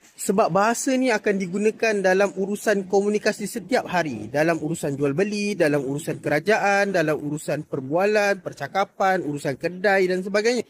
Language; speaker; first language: Malay; native; Malay